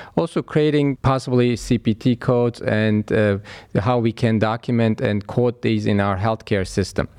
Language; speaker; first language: English; non-native, fluent; Turkish